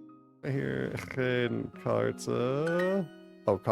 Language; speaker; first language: Dutch; non-native, learner; English